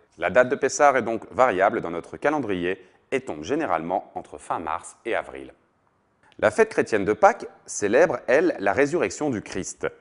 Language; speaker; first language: French; native; French